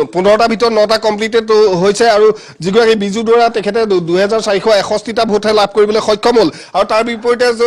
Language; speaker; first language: Assamese; native; Assamese